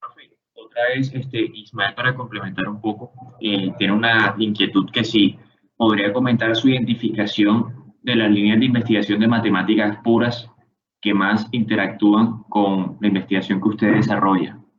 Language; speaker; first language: Spanish; native; Spanish